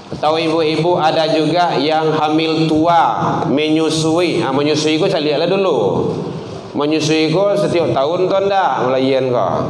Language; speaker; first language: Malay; non-native, local second language; Minangkabau